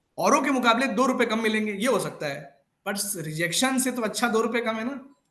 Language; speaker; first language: Hindi; native; Hindi